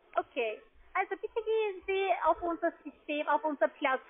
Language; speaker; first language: German; non-native, learner; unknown